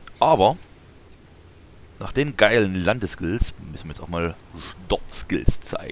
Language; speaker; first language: German; native; German